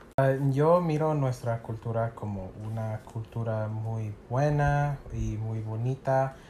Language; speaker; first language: Spanish; early bilingual, heritage; Spanish